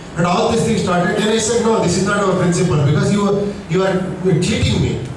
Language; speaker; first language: English; non-native, local second language; Kannada